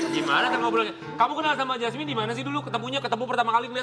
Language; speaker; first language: Indonesian; native; Indonesian